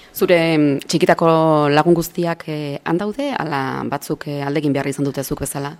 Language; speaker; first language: Basque; native; Basque